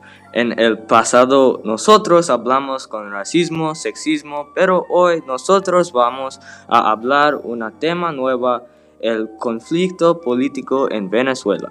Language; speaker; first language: Spanish; non-native, learner; English